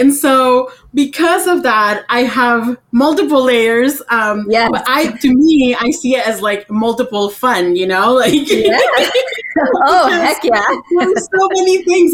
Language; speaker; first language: English; early bilingual, other home language; Spanish